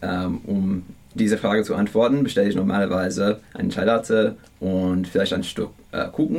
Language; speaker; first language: German; non-native, learner; English